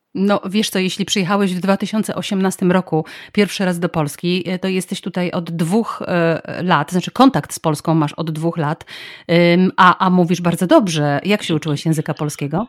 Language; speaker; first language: Polish; native; Polish